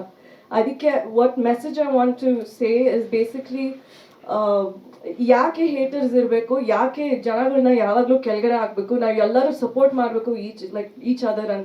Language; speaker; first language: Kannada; early bilingual, heritage; Kannada